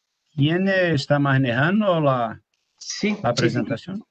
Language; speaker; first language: Spanish; non-native, learner; Portuguese